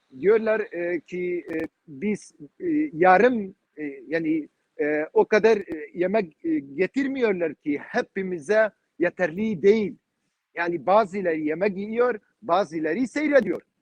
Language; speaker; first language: Turkish; non-native, learner; Kurdish